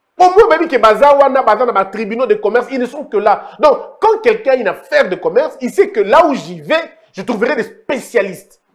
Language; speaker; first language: French; non-native, local second language; Lingala